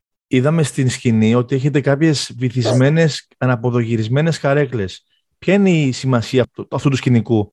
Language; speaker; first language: Greek; native; Greek